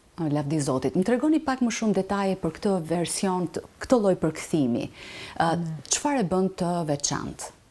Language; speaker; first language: Albanian; native; Albanian